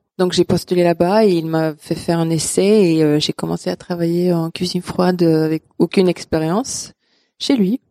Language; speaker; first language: French; non-native, fluent; Swedish